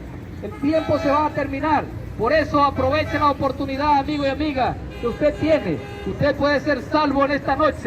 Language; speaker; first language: Spanish; native; Spanish